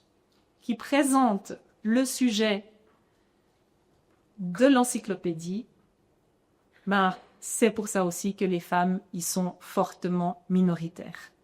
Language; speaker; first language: French; native; French